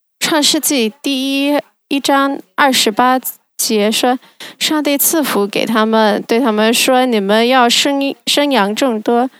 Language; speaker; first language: Chinese; non-native, fluent; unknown